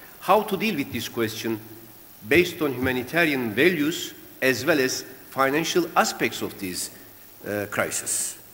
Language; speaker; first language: English; non-native, fluent; Turkish